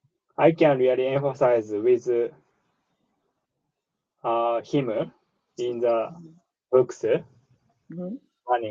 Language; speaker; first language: English; non-native, learner; Japanese